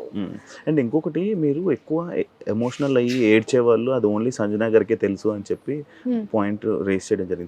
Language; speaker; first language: Telugu; native; Telugu